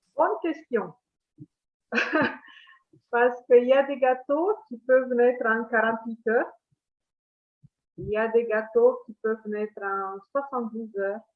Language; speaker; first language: French; non-native, fluent; Italian